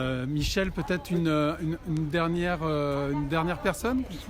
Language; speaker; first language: French; native; French